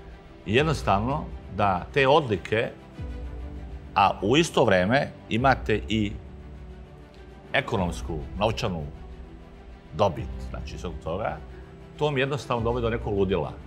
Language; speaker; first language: Serbian; native; Serbian